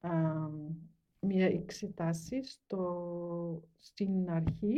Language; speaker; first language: Greek; non-native, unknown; German